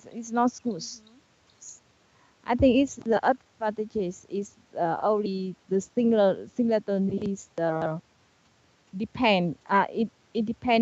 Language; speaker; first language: English; non-native, learner; Vietnamese